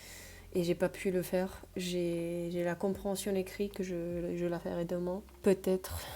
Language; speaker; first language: French; non-native, fluent; Spanish